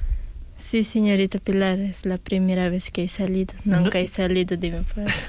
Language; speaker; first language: Spanish; non-native, local second language; Quechua